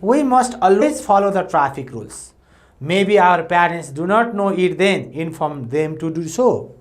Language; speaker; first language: English; non-native, local second language; Nepali